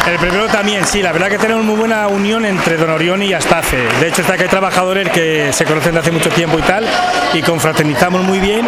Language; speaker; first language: Spanish; native; Spanish